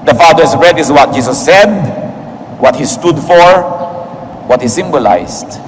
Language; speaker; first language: English; non-native, local second language; Filipino